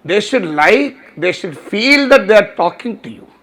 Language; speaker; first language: English; non-native, local second language; Telugu